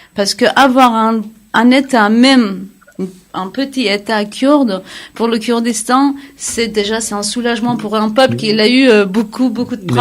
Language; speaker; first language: French; non-native, fluent; Kurdish